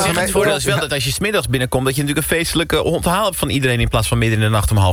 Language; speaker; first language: Dutch; native; Dutch